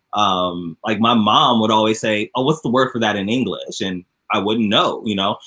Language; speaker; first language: English; native; English